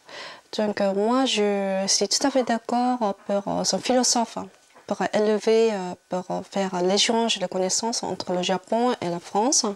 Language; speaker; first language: French; non-native, fluent; Japanese